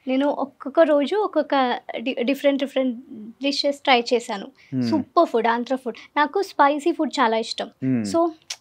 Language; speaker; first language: Telugu; non-native, learner; Malayalam